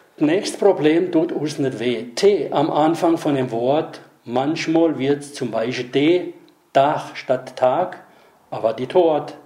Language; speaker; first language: German; native; German